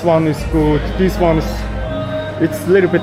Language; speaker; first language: English; non-native, learner; Mongolian